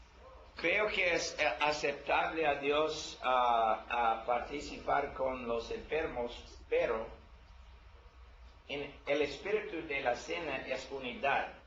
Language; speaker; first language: Spanish; non-native, learner; English